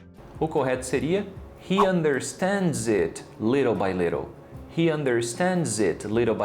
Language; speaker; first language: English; non-native, fluent; Portuguese